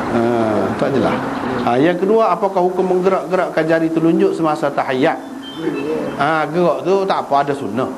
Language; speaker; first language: Malay; native; Malay